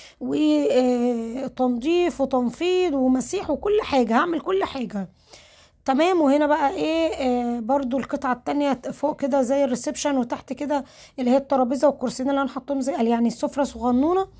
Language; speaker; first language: Arabic; native; Arabic